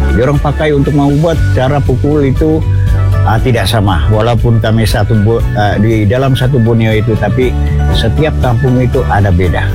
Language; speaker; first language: Malay; non-native, local second language; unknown